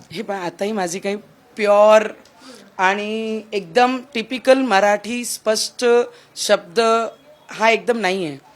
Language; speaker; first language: Marathi; non-native, local second language; Punjabi